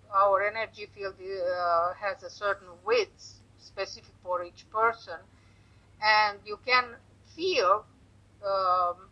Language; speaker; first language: English; non-native, fluent; Romanian